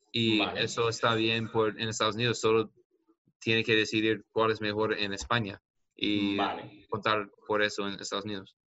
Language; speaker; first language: Spanish; non-native, learner; English